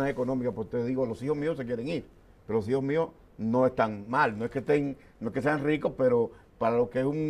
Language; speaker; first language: Spanish; native; Spanish